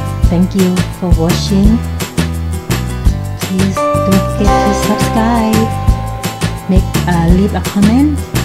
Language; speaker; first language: English; non-native, learner; Lao